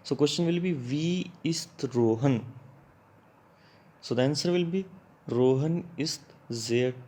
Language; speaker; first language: German; non-native, learner; Hindi